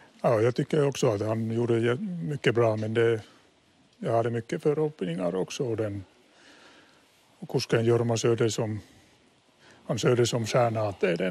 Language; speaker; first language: Swedish; non-native, fluent; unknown